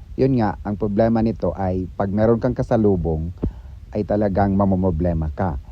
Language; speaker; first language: Filipino; non-native, local second language; Cebuano